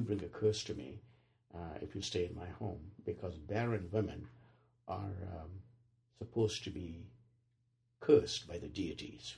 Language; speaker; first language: English; non-native, local second language; Telugu